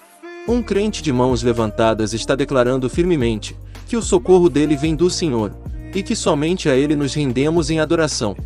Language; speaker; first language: Portuguese; native; Portuguese